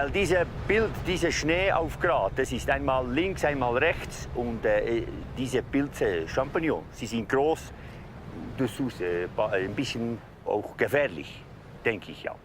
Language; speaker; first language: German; non-native, learner; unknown